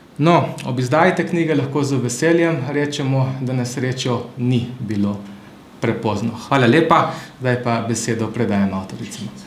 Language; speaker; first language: Slovenian; native; Slovenian